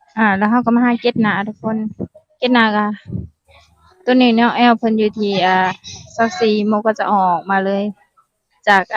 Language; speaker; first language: Thai; non-native, local second language; Northeastern Thai